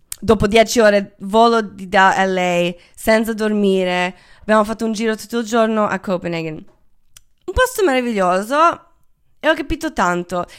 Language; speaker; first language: Italian; non-native, fluent; Croatian